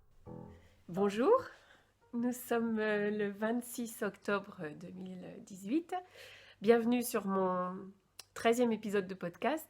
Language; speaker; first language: French; native; French